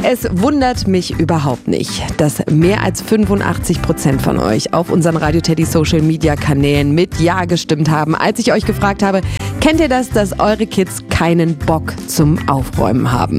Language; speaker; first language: German; native; German